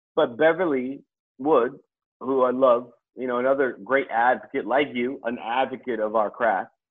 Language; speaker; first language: English; early bilingual, other home language; Filipino